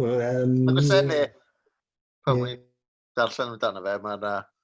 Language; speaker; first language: Welsh; native; Welsh